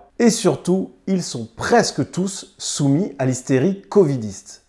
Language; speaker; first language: French; native; French